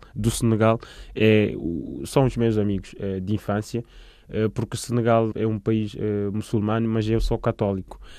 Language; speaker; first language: Portuguese; non-native, fluent; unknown